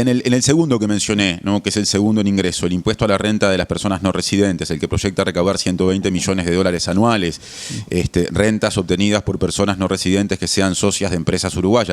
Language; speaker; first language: Spanish; native; Spanish